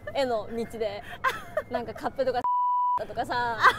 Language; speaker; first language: Japanese; native; Japanese